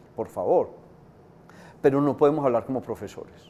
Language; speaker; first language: Spanish; native; Spanish